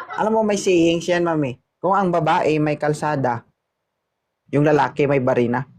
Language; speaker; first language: Filipino; non-native, local second language; Hiligaynon